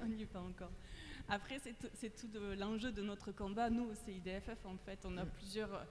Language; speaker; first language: French; native; French